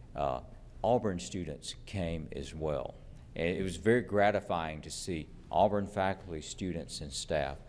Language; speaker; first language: English; native; English